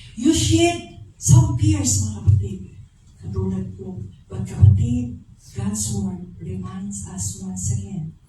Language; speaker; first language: Filipino; non-native, local second language; Cebuano